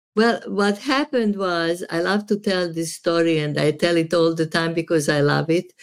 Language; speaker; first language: English; non-native, fluent; Serbian